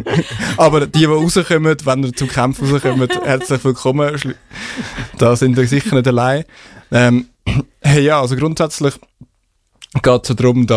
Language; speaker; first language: German; native; German